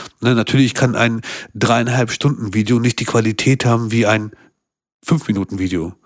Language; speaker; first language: German; early bilingual, other home language; Albanian